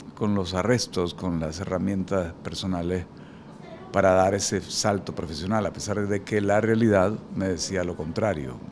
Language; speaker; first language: Spanish; native; Spanish